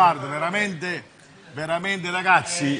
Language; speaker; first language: Italian; native; Italian